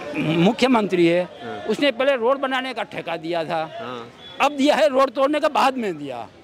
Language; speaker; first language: Hindi; non-native, local second language; Gujarati